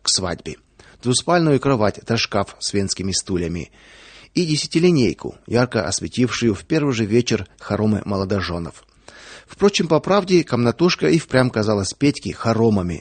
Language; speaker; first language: Russian; native; Russian